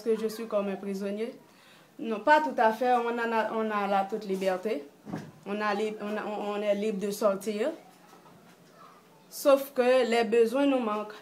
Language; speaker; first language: French; non-native, local second language; Haitian Creole